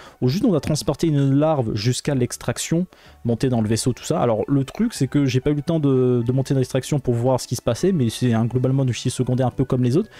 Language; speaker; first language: French; native; French